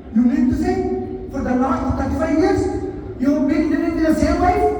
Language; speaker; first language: English; non-native, local second language; Telugu